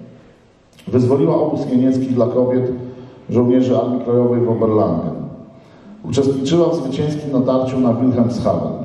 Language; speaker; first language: Polish; native; Polish